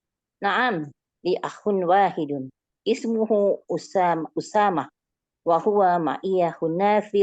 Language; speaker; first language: Arabic; non-native, learner; Indonesian